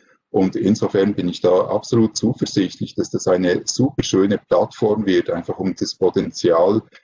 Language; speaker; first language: German; native; German